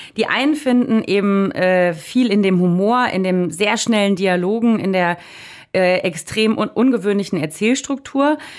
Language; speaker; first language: German; native; German